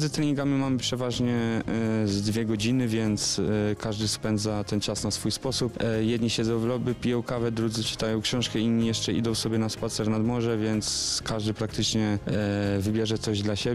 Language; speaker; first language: Polish; native; Polish